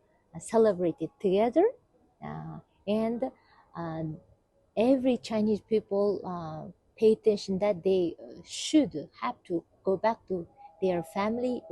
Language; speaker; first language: English; non-native, fluent; Kazakh